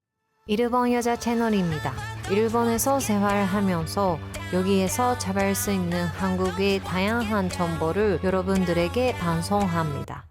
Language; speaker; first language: Korean; non-native, learner; Japanese